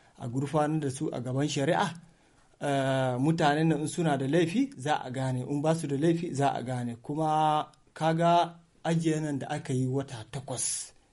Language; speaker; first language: Hausa; non-native, local second language; Fula